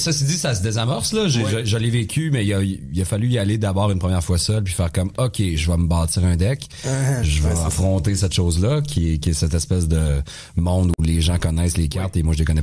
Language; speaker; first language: French; native; French